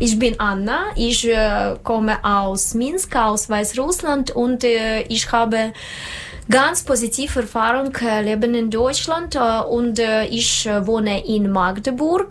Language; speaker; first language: German; non-native, learner; Russian